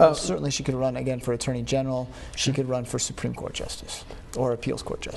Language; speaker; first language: English; native; English